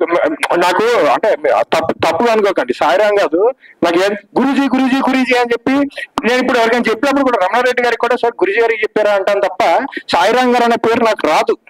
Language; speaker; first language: Telugu; native; Telugu